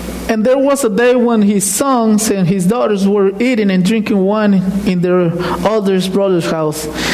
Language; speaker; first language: English; non-native, fluent; Spanish